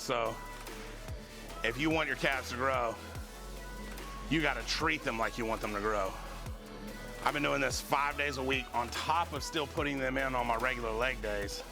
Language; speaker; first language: English; native; English